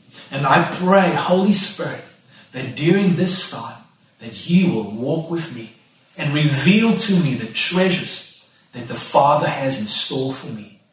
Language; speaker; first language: English; non-native, local second language; Afrikaans